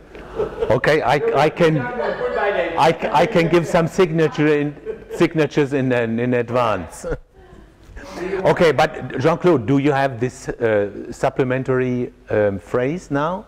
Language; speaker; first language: English; non-native, fluent; German